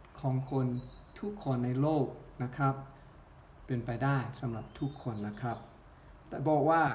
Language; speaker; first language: Thai; non-native, local second language; Northeastern Thai